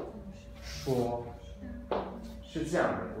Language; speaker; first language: Chinese; non-native, fluent; Azerbaijani